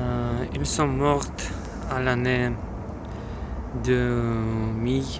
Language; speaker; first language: French; non-native, learner; Russian